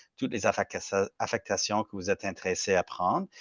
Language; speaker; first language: French; non-native, learner; English